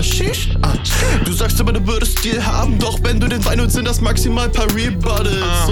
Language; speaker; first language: German; native; German